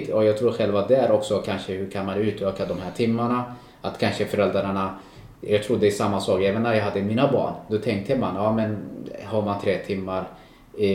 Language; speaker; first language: Swedish; non-native, local second language; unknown